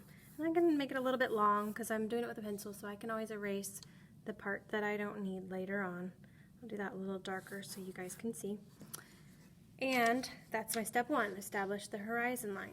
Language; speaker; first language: English; native; English